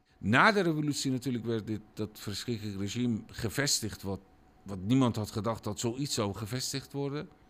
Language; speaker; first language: Dutch; non-native, fluent; Persian